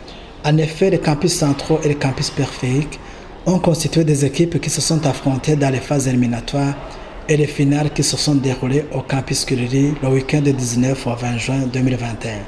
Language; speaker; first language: French; non-native, local second language; Rundi